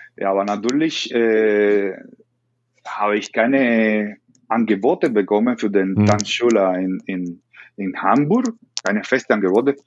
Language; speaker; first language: German; non-native, learner; Spanish